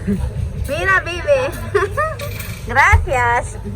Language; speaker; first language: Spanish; non-native, learner; Filipino